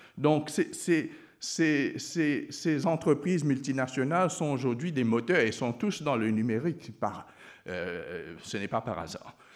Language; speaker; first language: French; non-native, local second language; Morisyen